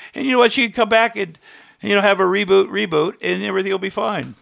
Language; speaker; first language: English; native; English